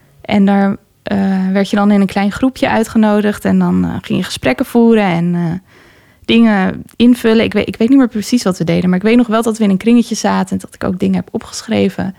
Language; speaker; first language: Dutch; native; Dutch